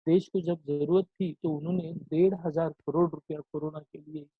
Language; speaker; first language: Hindi; non-native, local second language; Marathi